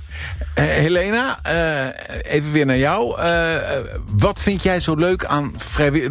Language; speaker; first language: Dutch; native; Dutch